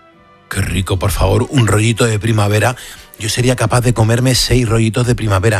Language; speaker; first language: Spanish; native; Spanish